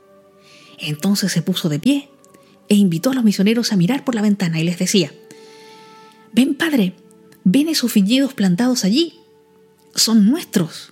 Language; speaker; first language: Spanish; native; Spanish